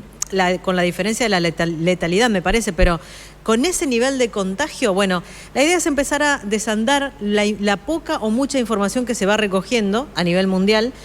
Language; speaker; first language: Spanish; native; Spanish